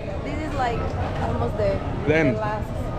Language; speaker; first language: English; non-native, learner; Spanish